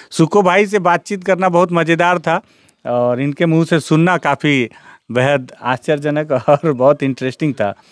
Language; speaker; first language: Hindi; native; Hindi